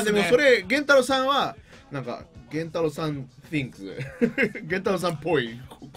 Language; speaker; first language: Japanese; non-native, learner; Spanish